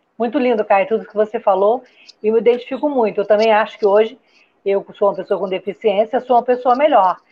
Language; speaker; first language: Portuguese; native; Portuguese